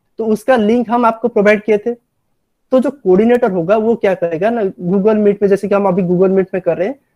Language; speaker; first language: Hindi; non-native, local second language; Odia